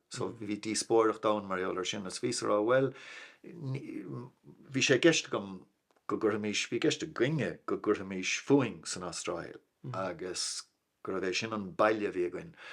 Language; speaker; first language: Irish; non-native, local second language; English